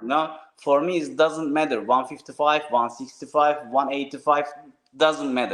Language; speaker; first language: English; non-native, learner; Turkish